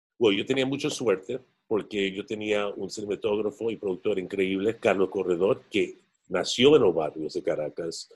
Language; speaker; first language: Spanish; non-native, fluent; English